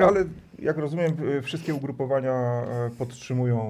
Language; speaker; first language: Polish; native; Polish